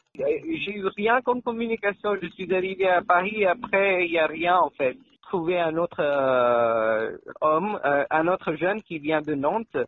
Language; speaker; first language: French; non-native, learner; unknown